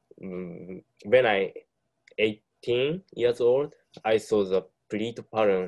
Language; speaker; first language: English; non-native, learner; Japanese